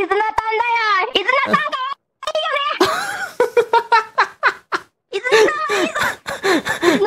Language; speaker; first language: Japanese; native; Japanese